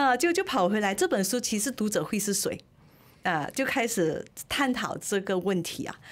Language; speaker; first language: Chinese; native; Chinese